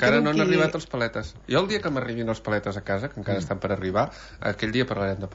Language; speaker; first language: Catalan; native; Catalan